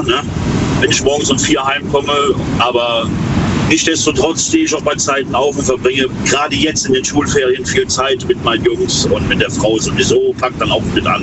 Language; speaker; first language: German; native; German